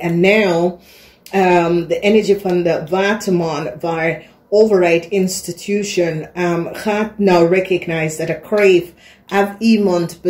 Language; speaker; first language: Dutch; non-native, learner; English